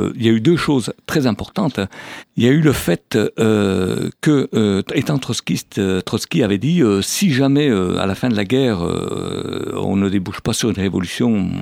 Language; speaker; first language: French; native; French